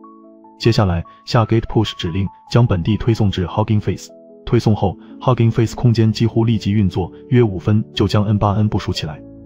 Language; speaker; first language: Chinese; native; Chinese